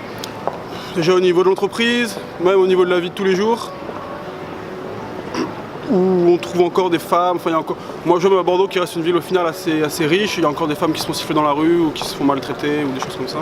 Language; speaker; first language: French; native; French